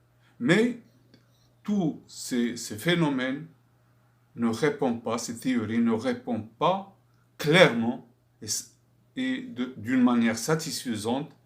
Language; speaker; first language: French; non-native, fluent; Arabic